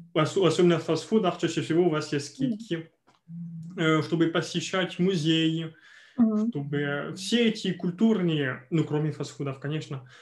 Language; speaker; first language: Russian; non-native, fluent; French